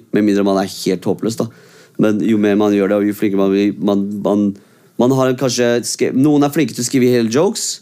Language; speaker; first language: Norwegian; early bilingual, other home language; Kurdish